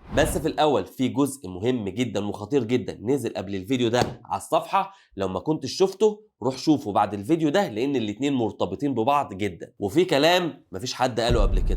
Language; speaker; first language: Arabic; native; Arabic